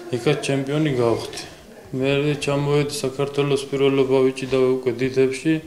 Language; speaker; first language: Georgian; native; Georgian